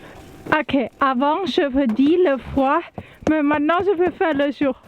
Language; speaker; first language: French; non-native, learner; Thai